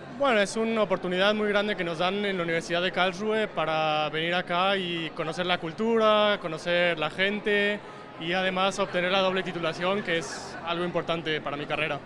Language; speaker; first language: Spanish; native; Spanish